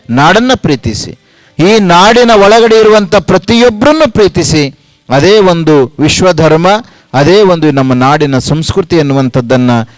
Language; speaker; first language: Kannada; native; Kannada